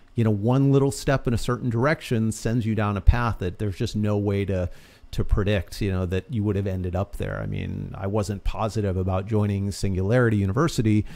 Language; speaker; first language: English; native; English